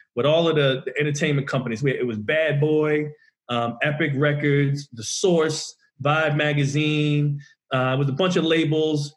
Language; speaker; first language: English; native; English